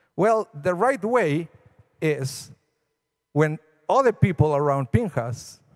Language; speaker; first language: English; non-native, fluent; Spanish